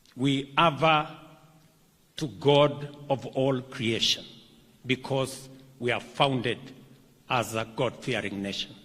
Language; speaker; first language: English; non-native, local second language; Kalenjin